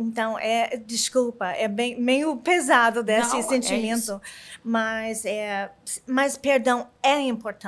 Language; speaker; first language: Portuguese; non-native, learner; English